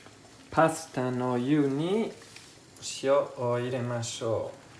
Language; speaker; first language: Japanese; non-native, learner; Italian